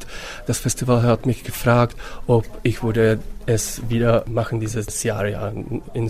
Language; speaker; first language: German; non-native, fluent; Czech